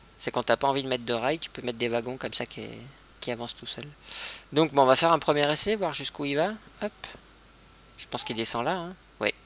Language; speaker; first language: French; native; French